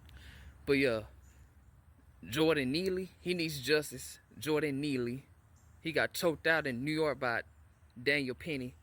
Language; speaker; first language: English; native; English